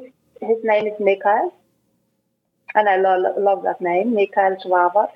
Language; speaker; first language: English; non-native, fluent; Icelandic